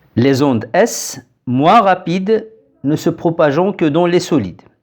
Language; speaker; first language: French; non-native, local second language; Arabic